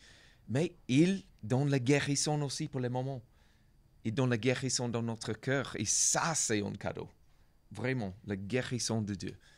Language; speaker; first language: French; non-native, learner; English